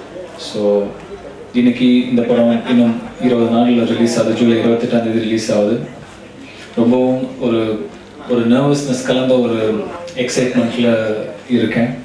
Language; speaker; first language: Tamil; native; Tamil